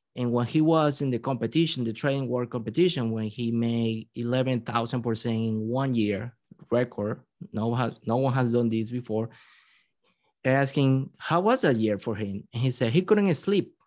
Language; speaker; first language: English; non-native, fluent; Spanish